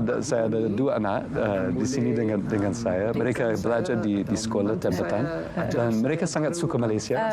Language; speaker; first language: Malay; non-native, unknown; English